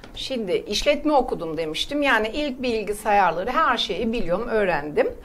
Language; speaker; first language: Turkish; early bilingual, heritage; Turkish